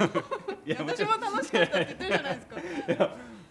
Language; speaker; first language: Japanese; native; Japanese